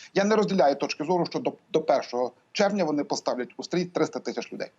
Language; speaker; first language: Ukrainian; native; Ukrainian